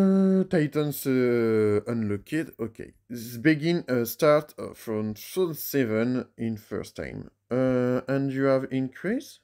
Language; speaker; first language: English; non-native, learner; French